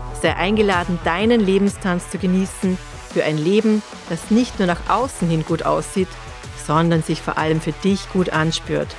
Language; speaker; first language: German; native; German